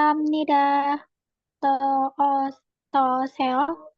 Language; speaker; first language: Korean; non-native, learner; Indonesian